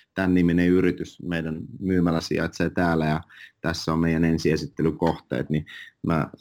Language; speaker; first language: Finnish; early bilingual, other home language; Russian